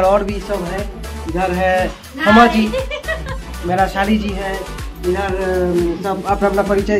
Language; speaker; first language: Hindi; non-native, local second language; Bangla